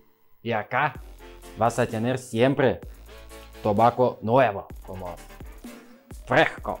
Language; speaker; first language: Spanish; non-native, learner; Russian